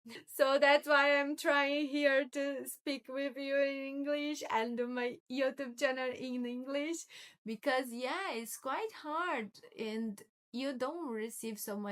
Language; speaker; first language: English; non-native, learner; Portuguese